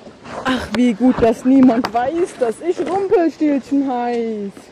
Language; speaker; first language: German; native; German